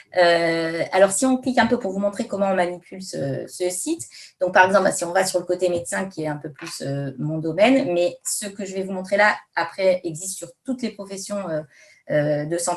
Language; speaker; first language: French; native; French